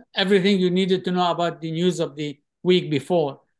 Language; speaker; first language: English; non-native, fluent; Arabic